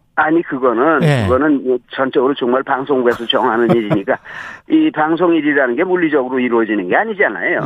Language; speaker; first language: Korean; native; Korean